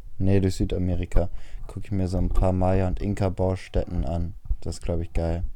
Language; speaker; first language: German; native; German